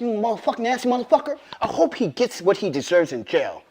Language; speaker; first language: English; native; English